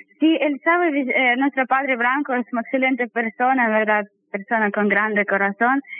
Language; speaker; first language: Spanish; non-native, learner; Russian